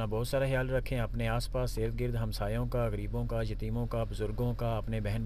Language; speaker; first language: Urdu; non-native, local second language; Punjabi